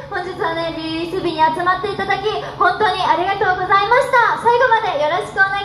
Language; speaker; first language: Japanese; native; Japanese